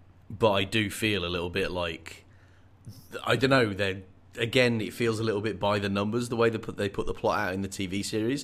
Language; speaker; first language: English; native; English